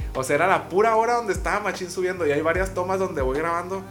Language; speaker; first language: Spanish; native; Spanish